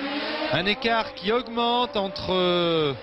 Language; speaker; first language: French; native; French